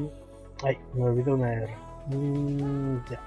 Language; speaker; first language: Spanish; native; Spanish